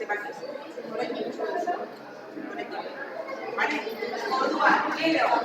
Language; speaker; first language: Basque; non-native, local second language; Spanish